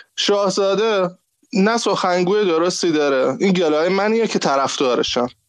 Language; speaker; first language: Persian; native; Persian